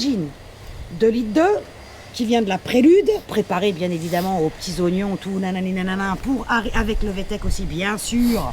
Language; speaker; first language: French; native; French